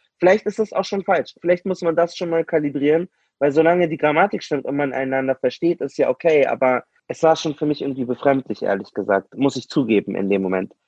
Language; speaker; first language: German; native; German